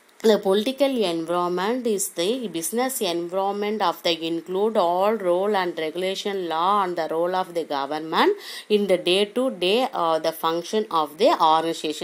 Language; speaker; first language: English; non-native, local second language; Tamil